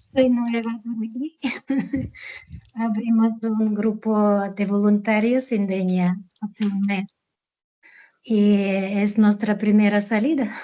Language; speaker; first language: Spanish; non-native, fluent; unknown